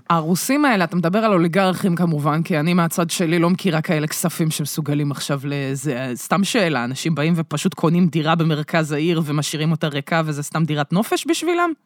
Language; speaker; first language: Hebrew; native; Hebrew